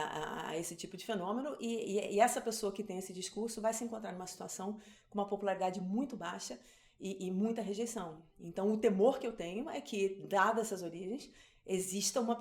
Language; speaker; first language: Portuguese; native; Portuguese